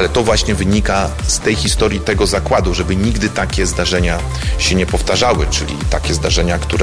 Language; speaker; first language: Polish; native; Polish